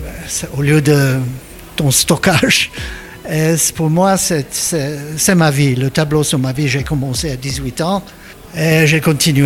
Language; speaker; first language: French; non-native, learner; English